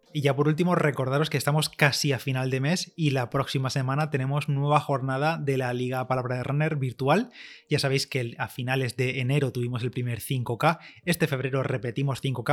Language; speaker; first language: Spanish; native; Spanish